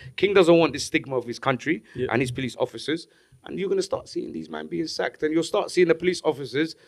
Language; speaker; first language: English; native; English